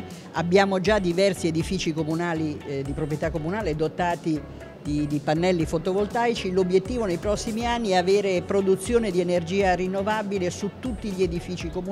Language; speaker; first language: Italian; native; Italian